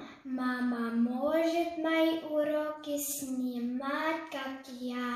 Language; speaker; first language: Russian; early bilingual, heritage; Russian